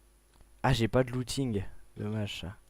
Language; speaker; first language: French; native; French